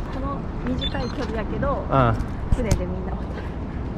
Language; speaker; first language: Japanese; native; Japanese